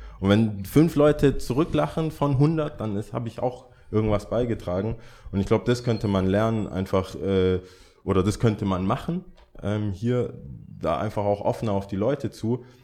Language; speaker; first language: German; early bilingual, other home language; English